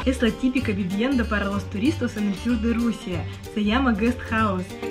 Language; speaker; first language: Spanish; non-native, fluent; Russian